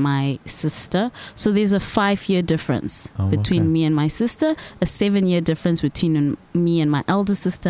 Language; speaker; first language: English; non-native, local second language; Xhosa